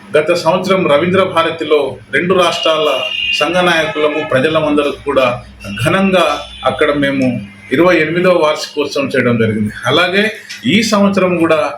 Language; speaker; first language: Telugu; non-native, local second language; Lambadi